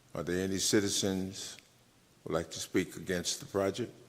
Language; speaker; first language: English; native; English